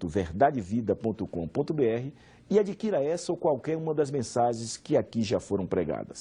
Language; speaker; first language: Portuguese; native; Portuguese